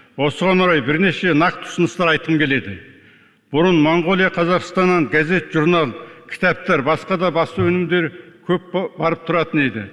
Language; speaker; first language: Kazakh; early bilingual, heritage; Kazakh